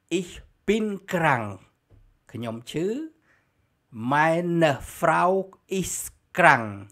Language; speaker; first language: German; non-native, learner; Khmer